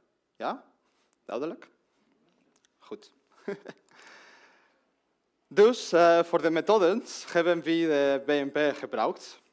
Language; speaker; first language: Dutch; non-native, learner; Spanish